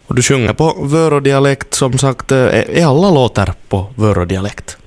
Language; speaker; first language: Swedish; native; Swedish